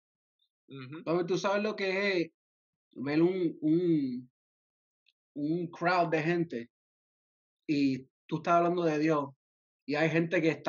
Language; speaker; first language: Spanish; early bilingual, heritage; Spanish